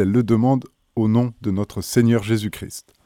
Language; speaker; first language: French; native; French